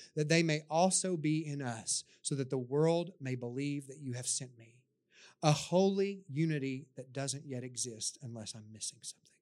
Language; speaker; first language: English; native; English